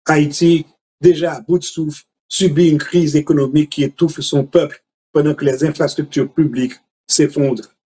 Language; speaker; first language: French; non-native, local second language; Haitian Creole